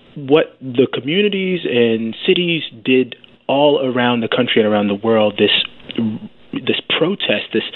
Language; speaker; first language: English; native; English